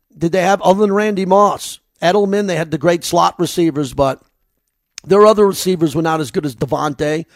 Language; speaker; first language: English; native; English